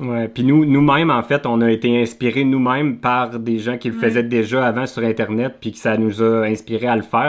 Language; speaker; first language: French; native; French